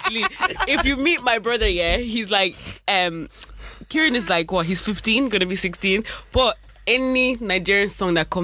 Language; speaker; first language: English; native; English